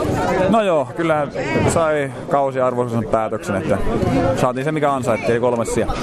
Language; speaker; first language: Finnish; native; Finnish